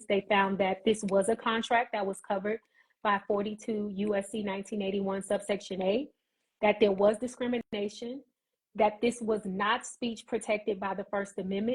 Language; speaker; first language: English; native; English